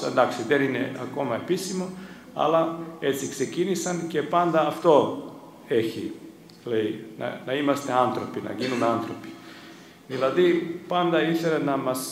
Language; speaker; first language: Greek; non-native, fluent; Serbian